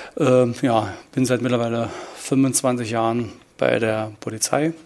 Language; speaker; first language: German; native; German